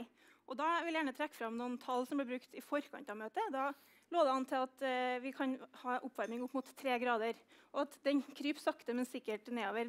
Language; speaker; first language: Norwegian; native; Norwegian